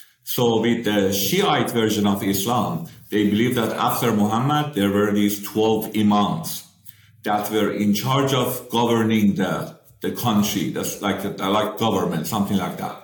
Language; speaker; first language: English; non-native, fluent; Persian